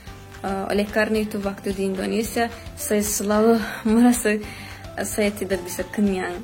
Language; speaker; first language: Indonesian; non-native, fluent; Azerbaijani